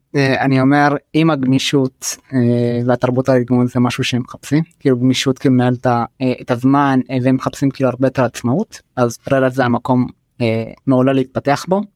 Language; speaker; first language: Hebrew; early bilingual, other home language; Amharic